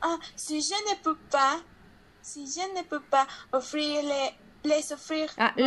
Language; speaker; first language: French; non-native, learner; Spanish